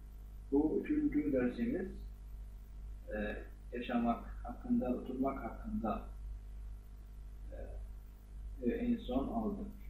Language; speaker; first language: Turkish; non-native, fluent; Arabic